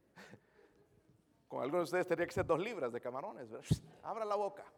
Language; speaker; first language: Spanish; native; Spanish